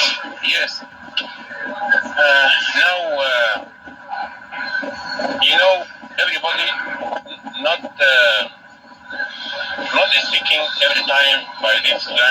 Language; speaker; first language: English; non-native, learner; Arabic